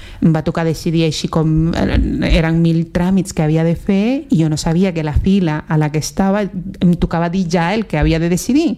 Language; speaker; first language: Catalan; non-native, fluent; Spanish